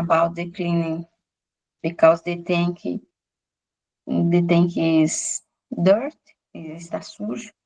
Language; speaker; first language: English; non-native, learner; Portuguese